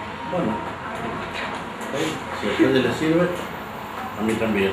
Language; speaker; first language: Spanish; native; Spanish